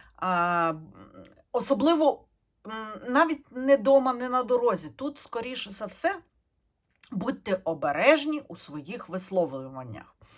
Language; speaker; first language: Ukrainian; non-native, local second language; Russian